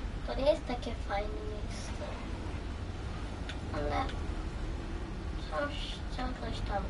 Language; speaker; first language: Polish; early bilingual, heritage; Polish